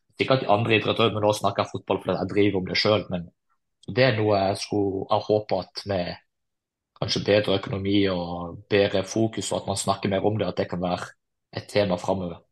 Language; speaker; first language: Norwegian; native; Norwegian